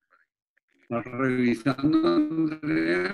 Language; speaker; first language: Spanish; native; Spanish